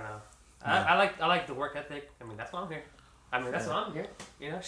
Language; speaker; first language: English; native; English